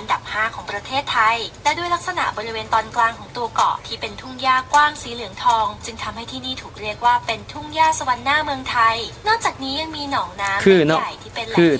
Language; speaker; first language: Thai; native; Thai